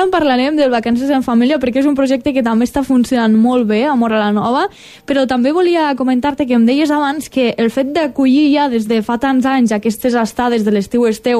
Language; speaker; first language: Catalan; native; Catalan